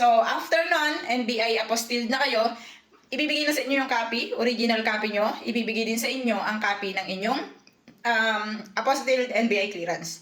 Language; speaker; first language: Filipino; native; Filipino